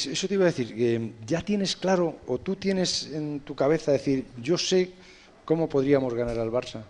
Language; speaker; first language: Spanish; native; Spanish